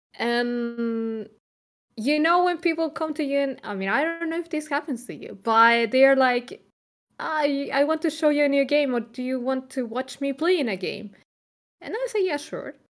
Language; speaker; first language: English; non-native, fluent; Spanish